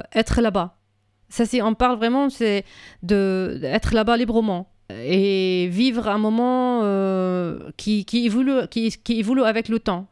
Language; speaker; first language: French; non-native, fluent; Arabic